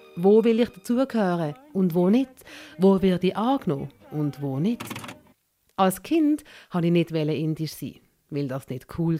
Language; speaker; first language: German; early bilingual, other home language; Malayalam